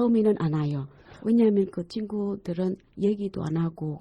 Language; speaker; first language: Korean; non-native, fluent; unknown